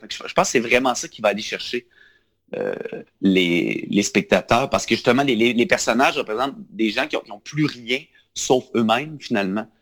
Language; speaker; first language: French; native; French